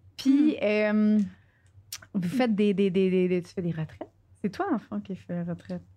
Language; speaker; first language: French; native; French